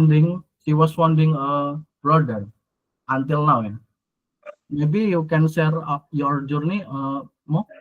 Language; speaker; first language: English; non-native, learner; Indonesian